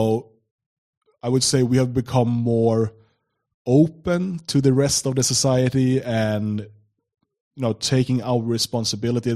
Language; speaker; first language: English; non-native, fluent; Swedish